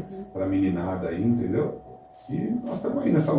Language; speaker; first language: Portuguese; native; Portuguese